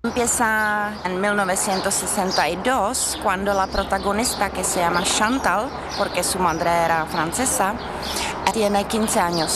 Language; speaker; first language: Spanish; non-native, fluent; Czech